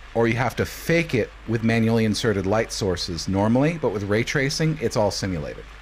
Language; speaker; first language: English; native; English